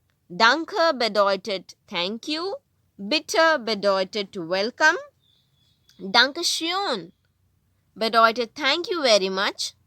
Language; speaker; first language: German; non-native, fluent; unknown